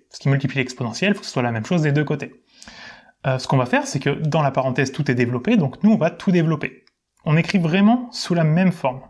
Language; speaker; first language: French; native; French